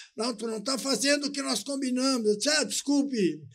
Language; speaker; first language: Portuguese; native; Portuguese